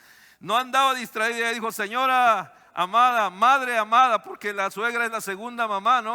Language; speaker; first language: Spanish; native; Spanish